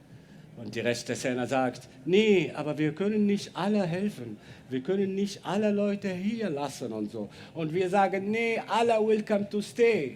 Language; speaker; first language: German; non-native, learner; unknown